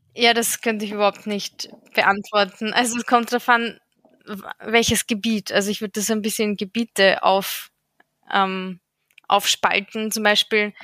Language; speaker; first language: German; native; German